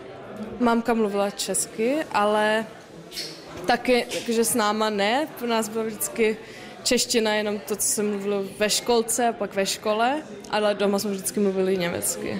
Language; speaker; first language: Czech; non-native, local second language; German